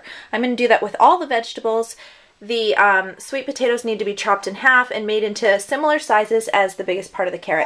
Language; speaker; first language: English; native; English